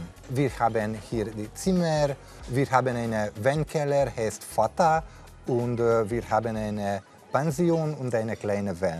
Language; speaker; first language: German; non-native, learner; Hungarian